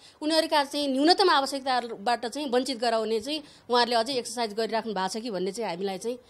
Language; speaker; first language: Nepali; native; Nepali